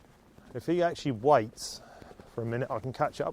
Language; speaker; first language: English; native; English